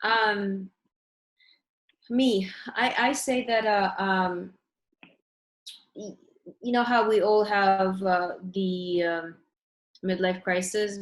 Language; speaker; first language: English; early bilingual, other home language; Russian